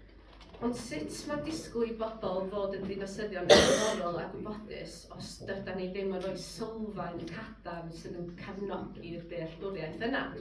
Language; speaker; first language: Welsh; native; Welsh